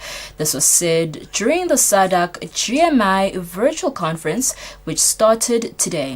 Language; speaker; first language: English; non-native, local second language; Swati